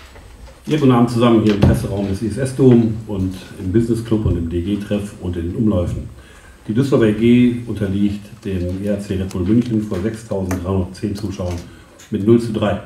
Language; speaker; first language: German; native; German